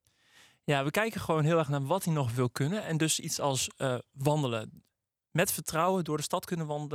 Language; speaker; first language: Dutch; native; Dutch